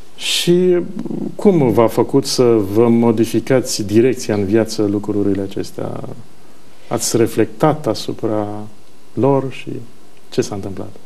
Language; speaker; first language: Romanian; native; Romanian